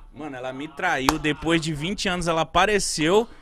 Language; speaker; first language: Portuguese; native; Portuguese